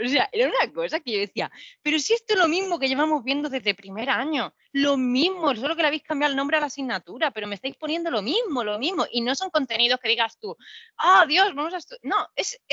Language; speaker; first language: Spanish; native; Spanish